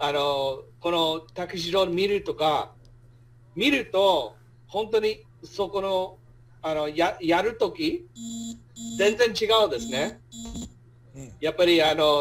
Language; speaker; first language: Japanese; non-native, fluent; English